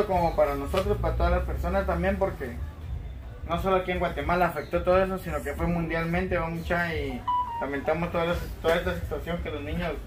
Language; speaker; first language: Spanish; native; Spanish